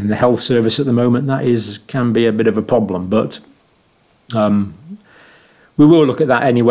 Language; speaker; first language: English; native; English